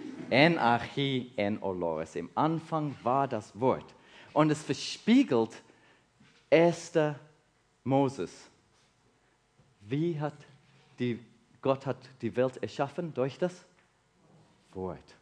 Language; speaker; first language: German; non-native, learner; English